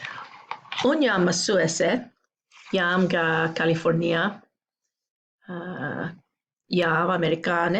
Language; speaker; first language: Albanian; non-native, learner; English